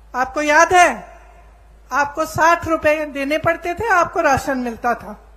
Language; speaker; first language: Hindi; native; Hindi